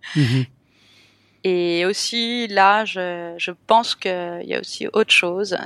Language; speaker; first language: French; native; French